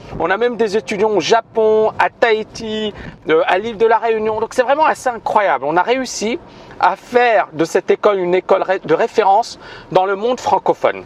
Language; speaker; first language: French; non-native, local second language; Arabic